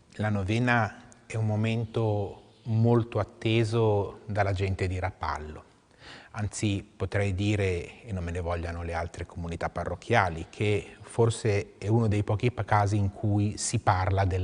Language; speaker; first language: Italian; native; Italian